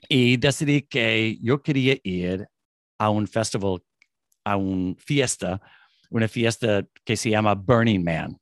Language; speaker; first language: Spanish; non-native, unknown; English